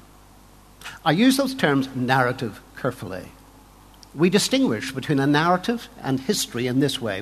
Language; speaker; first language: English; native; English